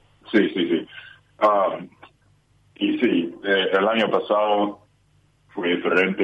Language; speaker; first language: Spanish; non-native, learner; English